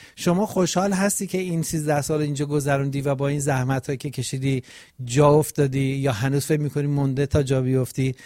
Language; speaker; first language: Persian; native; Persian